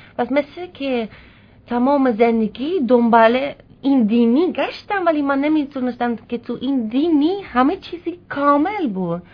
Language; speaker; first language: Persian; non-native, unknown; Dutch